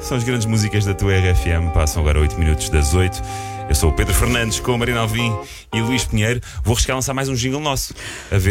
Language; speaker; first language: Portuguese; native; Portuguese